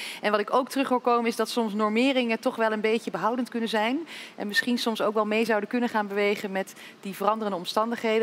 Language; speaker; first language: Dutch; native; Dutch